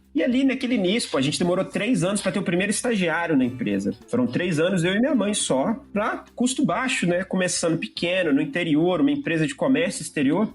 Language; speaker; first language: Portuguese; native; Portuguese